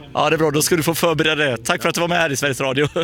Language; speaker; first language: Swedish; native; Swedish